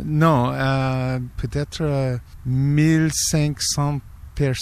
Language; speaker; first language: French; non-native, learner; English